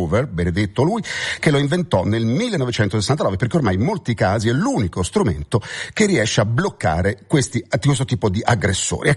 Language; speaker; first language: Italian; native; Italian